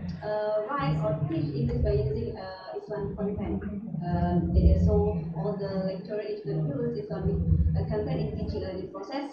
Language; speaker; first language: English; non-native, learner; Indonesian